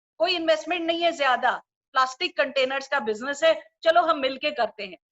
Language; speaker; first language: Hindi; non-native, local second language; Urdu